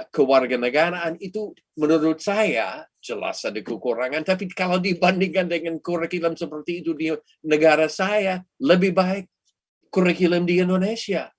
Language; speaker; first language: Indonesian; non-native, fluent; English